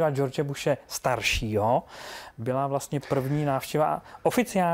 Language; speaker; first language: Czech; native; Czech